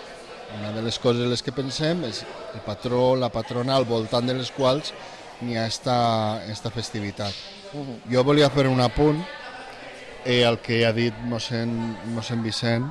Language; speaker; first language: Catalan; native; Catalan